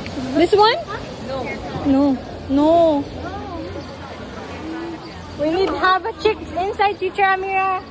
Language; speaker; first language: English; non-native, local second language; Cebuano